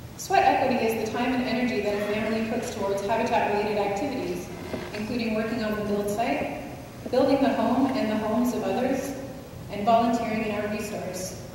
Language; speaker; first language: English; native; English